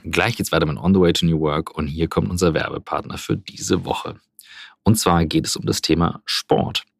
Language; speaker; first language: German; native; German